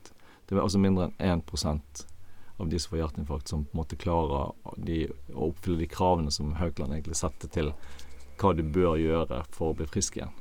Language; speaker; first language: Norwegian; native; Norwegian